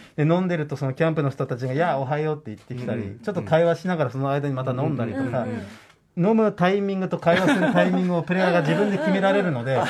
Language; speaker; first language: Japanese; non-native, fluent; Dutch